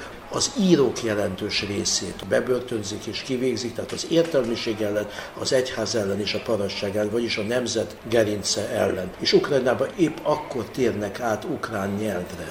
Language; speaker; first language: Hungarian; native; Hungarian